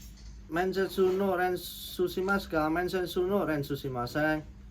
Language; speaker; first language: Japanese; non-native, learner; Indonesian